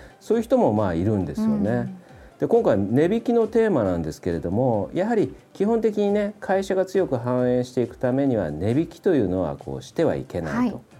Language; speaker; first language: Japanese; native; Japanese